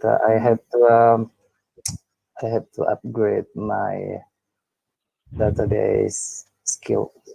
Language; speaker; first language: English; non-native, learner; Indonesian